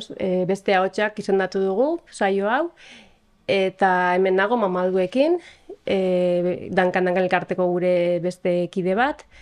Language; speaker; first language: Basque; native; Basque